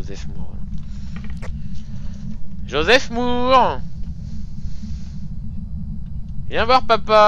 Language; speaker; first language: French; native; French